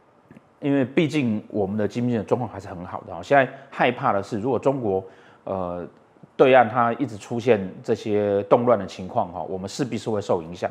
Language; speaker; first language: Chinese; native; Chinese